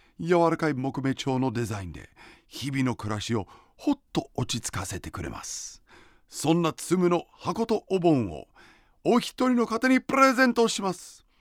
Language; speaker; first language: Japanese; non-native, fluent; English